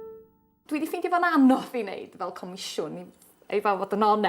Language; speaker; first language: Welsh; native; Welsh